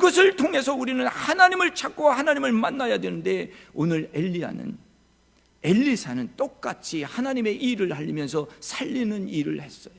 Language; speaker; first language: Korean; native; Korean